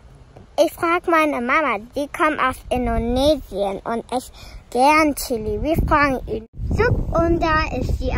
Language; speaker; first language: German; early bilingual, other home language; Indonesian